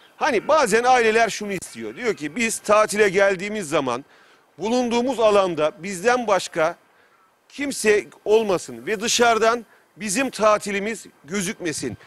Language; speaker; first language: Turkish; native; Turkish